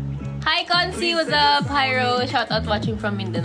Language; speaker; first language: English; non-native, local second language; Filipino